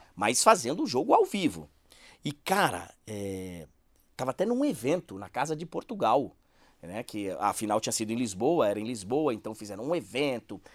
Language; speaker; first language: Portuguese; native; Portuguese